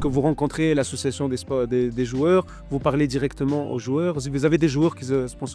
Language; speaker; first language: French; non-native, local second language; Arabic